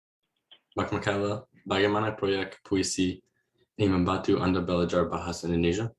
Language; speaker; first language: Indonesian; non-native, learner; English